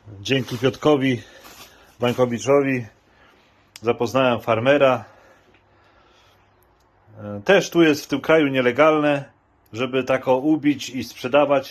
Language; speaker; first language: Polish; native; Polish